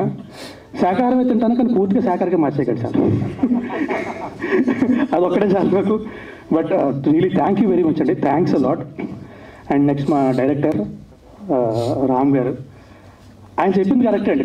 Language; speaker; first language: Telugu; native; Telugu